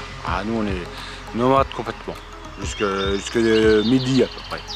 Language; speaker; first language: French; native; French